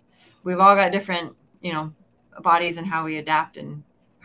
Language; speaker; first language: English; native; English